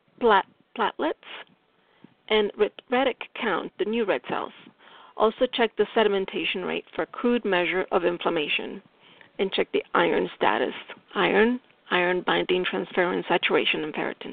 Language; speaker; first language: English; non-native, fluent; Italian